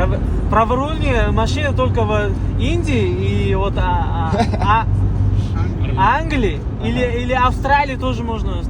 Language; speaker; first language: Russian; non-native, learner; Uzbek